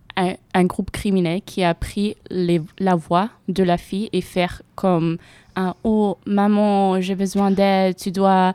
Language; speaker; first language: French; non-native, learner; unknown